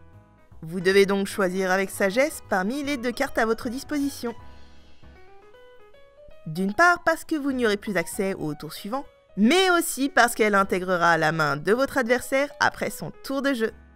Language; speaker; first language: French; native; French